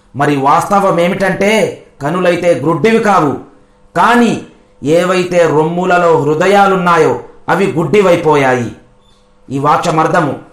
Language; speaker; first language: Telugu; non-native, local second language; Urdu